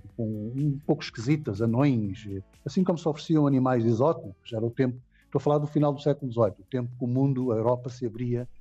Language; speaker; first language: Portuguese; non-native, local second language; Kabuverdianu